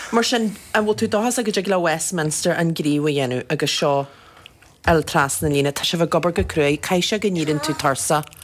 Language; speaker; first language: Irish; native; Irish